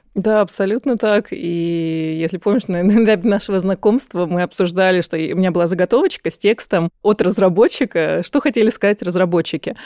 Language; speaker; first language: Russian; native; Russian